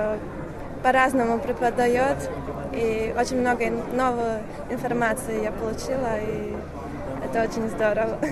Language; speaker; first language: Russian; non-native, fluent; Latvian